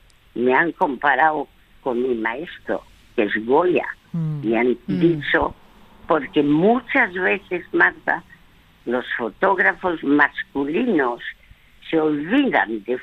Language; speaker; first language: Spanish; early bilingual, other home language; French